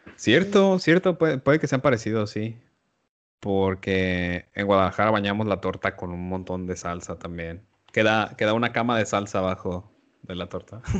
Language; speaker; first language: Spanish; native; Spanish